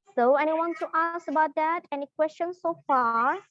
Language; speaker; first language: English; non-native, fluent; Indonesian